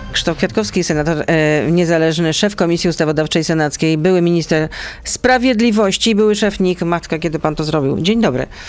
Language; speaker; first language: Polish; native; Polish